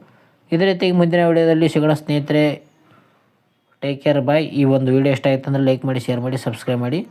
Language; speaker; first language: Kannada; native; Kannada